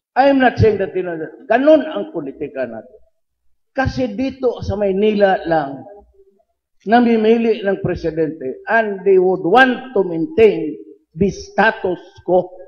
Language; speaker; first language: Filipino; non-native, local second language; Cebuano